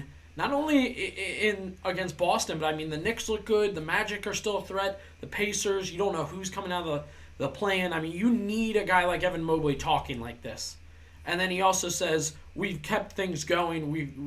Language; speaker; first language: English; native; English